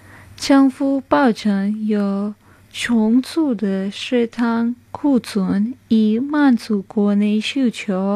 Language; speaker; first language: Chinese; non-native, fluent; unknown